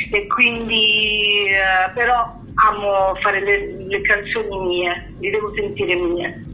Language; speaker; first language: Italian; early bilingual, heritage; Italian